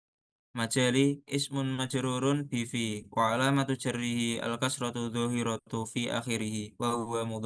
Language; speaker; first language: Arabic; non-native, learner; Indonesian